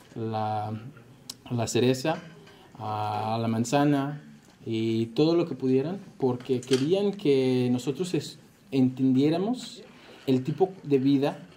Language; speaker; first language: Spanish; early bilingual, heritage; Spanish